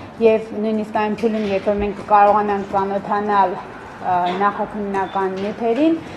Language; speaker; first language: Armenian; native; Armenian